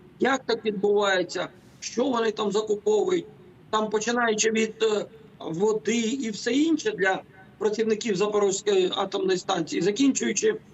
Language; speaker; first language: Ukrainian; native; Ukrainian